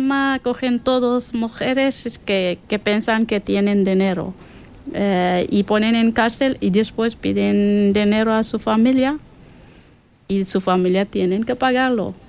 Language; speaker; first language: Spanish; non-native, learner; Persian